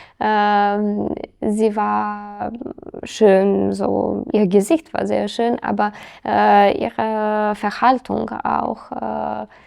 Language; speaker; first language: German; non-native, fluent; Serbian